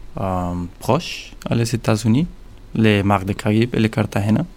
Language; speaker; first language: French; non-native, learner; Spanish